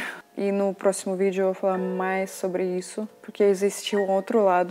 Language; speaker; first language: Portuguese; non-native, fluent; Russian